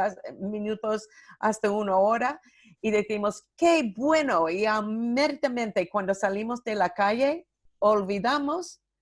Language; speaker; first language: Spanish; non-native, fluent; English